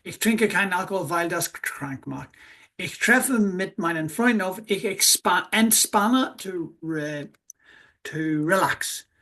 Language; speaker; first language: German; non-native, fluent; English